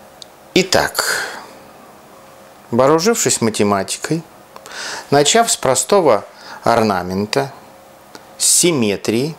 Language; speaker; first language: Russian; native; Russian